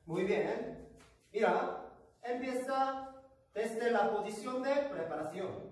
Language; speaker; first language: Spanish; non-native, learner; Korean